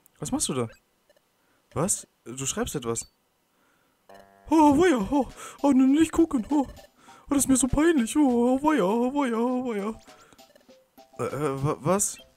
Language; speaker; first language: German; native; German